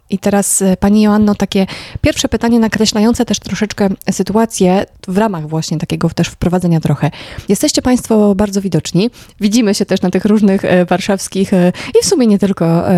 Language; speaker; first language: Polish; native; Polish